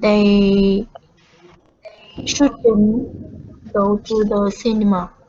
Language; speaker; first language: English; non-native, learner; Vietnamese